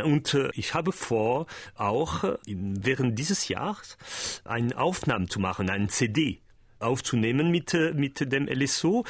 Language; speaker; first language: German; non-native, learner; French